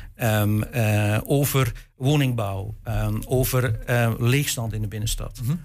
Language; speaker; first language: Dutch; native; Dutch